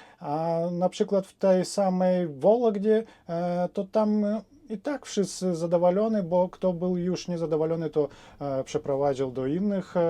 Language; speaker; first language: Polish; non-native, fluent; Russian